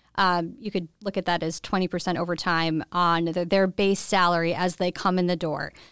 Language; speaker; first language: English; native; English